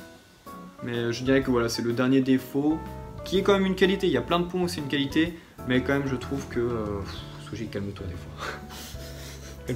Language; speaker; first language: French; native; French